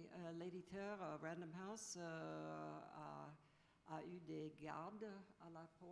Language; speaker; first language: French; non-native, fluent; English